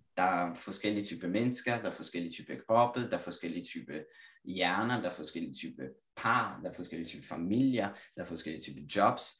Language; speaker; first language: Danish; non-native, fluent; Italian